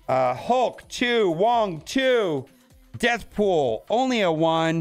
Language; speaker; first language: English; native; English